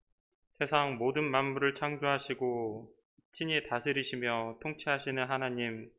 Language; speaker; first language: Korean; native; Korean